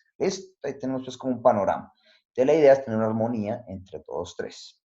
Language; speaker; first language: Spanish; native; Spanish